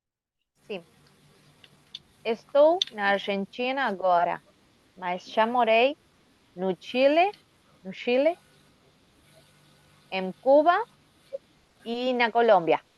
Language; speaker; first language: Portuguese; non-native, learner; Spanish